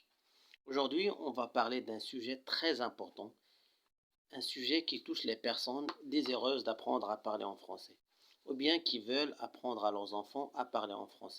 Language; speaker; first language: French; non-native, local second language; Arabic